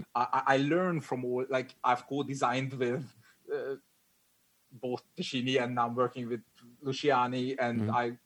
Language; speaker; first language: English; non-native, fluent; Hungarian